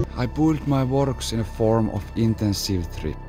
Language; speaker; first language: English; non-native, fluent; Finnish